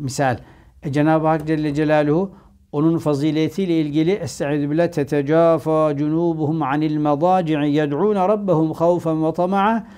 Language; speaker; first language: Turkish; native; Turkish